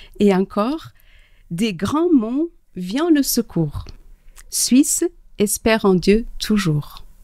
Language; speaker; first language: French; non-native, fluent; Portuguese